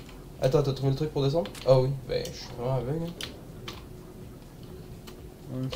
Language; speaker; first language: French; native; French